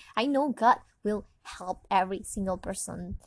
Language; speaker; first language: English; non-native, learner; Indonesian